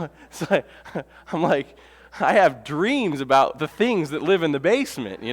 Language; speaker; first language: English; native; English